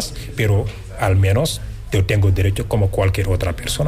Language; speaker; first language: Spanish; non-native, fluent; Wolof